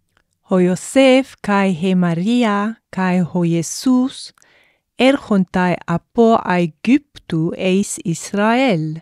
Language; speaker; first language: Greek; non-native, fluent; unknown